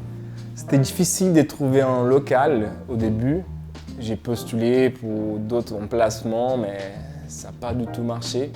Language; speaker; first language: French; non-native, fluent; Portuguese